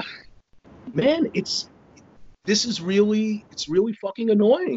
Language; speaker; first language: English; native; English